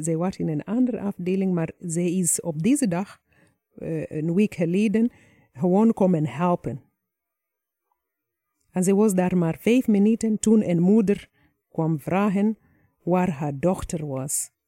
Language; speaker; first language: Dutch; non-native, fluent; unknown